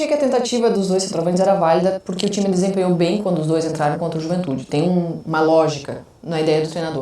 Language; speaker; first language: Portuguese; native; Portuguese